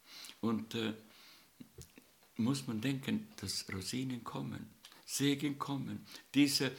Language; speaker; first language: German; non-native, learner; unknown